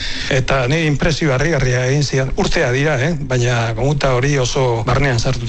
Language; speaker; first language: Basque; native; Basque